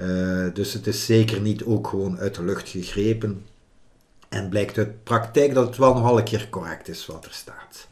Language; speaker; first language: Dutch; native; Dutch